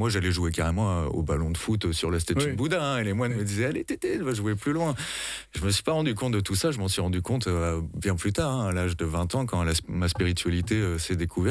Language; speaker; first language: French; native; French